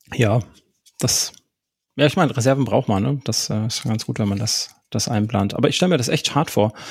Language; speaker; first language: German; native; German